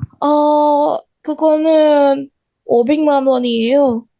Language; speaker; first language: Korean; non-native, learner; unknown